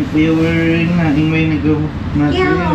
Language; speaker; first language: Chinese; non-native, learner; Filipino